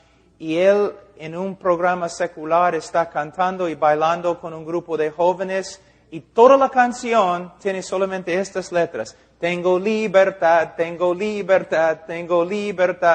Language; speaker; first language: Spanish; non-native, fluent; English